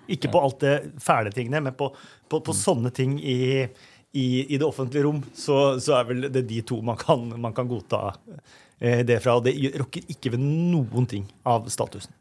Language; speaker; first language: Norwegian; native; Norwegian